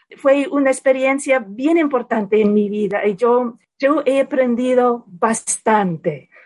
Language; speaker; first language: Spanish; non-native, fluent; English